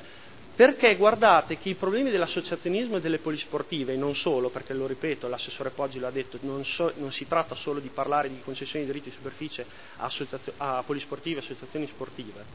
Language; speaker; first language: Italian; native; Italian